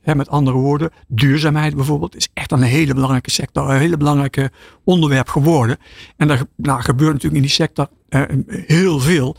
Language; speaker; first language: Dutch; native; Dutch